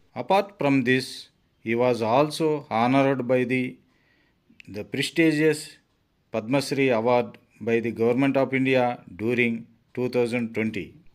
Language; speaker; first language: English; non-native, local second language; Telugu